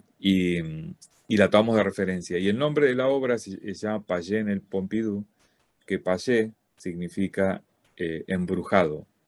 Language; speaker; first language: Spanish; native; Spanish